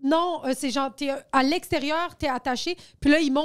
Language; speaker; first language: French; native; French